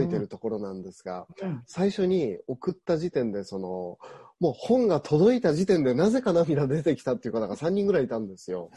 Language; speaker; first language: Japanese; native; Japanese